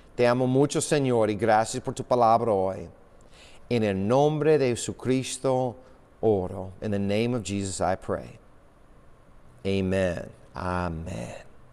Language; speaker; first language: Spanish; non-native, fluent; English